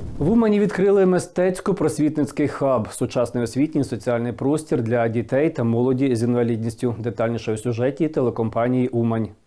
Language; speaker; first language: Ukrainian; native; Ukrainian